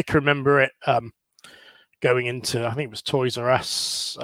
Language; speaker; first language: English; native; English